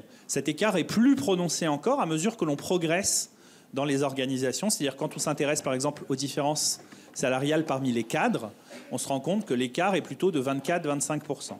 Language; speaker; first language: French; native; French